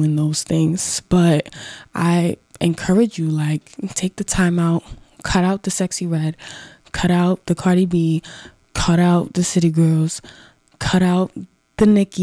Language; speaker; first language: English; native; English